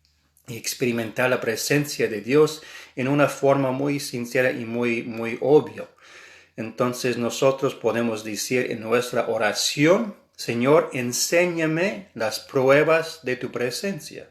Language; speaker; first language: Spanish; non-native, fluent; English